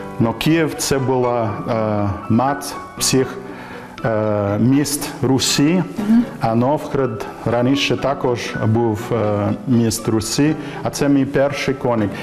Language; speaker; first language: Ukrainian; non-native, learner; English